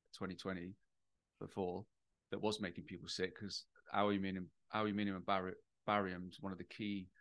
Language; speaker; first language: English; native; English